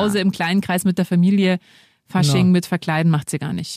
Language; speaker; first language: German; native; German